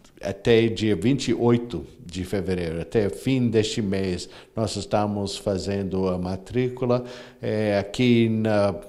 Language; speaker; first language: Portuguese; non-native, fluent; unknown